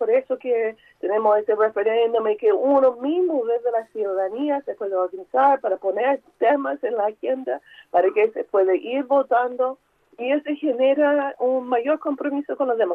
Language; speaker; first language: Spanish; non-native, fluent; English